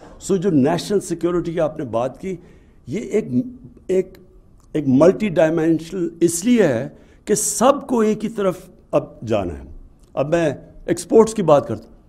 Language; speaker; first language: Urdu; native; Urdu